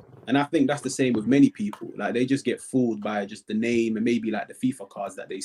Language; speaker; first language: English; native; English